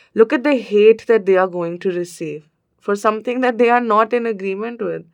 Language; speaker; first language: English; non-native, local second language; Hindi